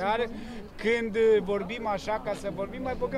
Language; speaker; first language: Romanian; non-native, local second language; Romany